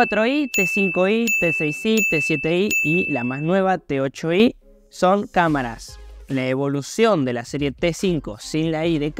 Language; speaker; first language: Spanish; native; Spanish